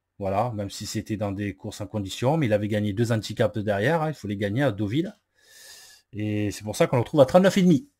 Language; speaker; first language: French; native; French